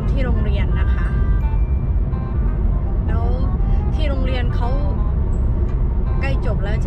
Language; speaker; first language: Thai; native; Thai